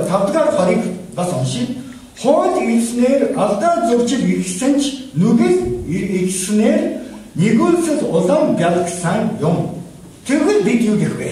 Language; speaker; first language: Mongolian; non-native, fluent; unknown